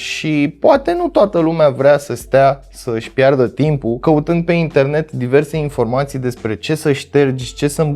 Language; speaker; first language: Romanian; native; Romanian